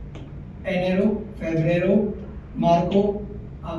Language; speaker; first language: Spanish; non-native, learner; Hindi